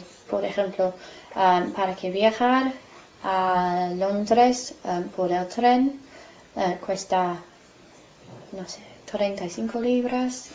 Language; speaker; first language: Spanish; non-native, fluent; English